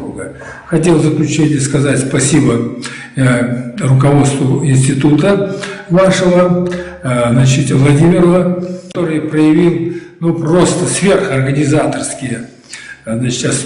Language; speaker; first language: Russian; native; Russian